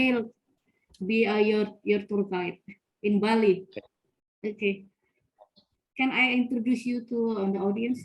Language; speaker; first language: English; non-native, fluent; Indonesian